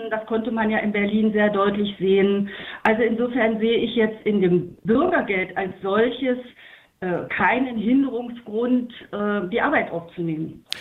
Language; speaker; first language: German; native; German